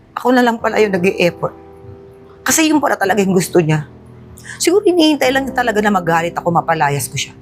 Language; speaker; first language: Filipino; native; Filipino